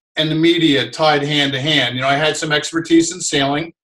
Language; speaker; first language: English; native; English